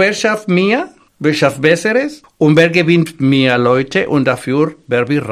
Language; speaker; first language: German; non-native, fluent; Spanish